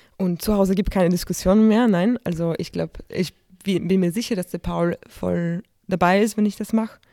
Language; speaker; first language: German; non-native, fluent; Polish